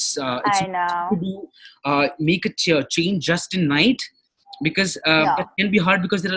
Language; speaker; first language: English; non-native, local second language; Marwari